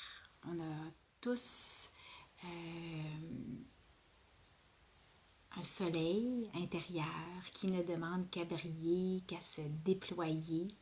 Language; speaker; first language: French; native; French